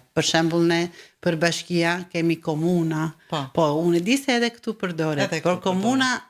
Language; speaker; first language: Albanian; early bilingual, heritage; Albanian